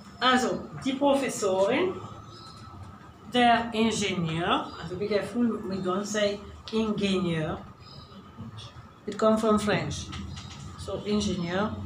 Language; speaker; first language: German; non-native, fluent; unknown